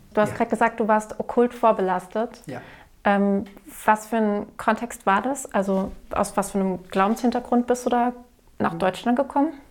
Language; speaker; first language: German; native; German